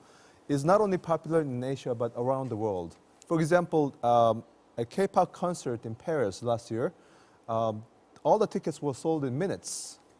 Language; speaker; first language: English; non-native, fluent; Korean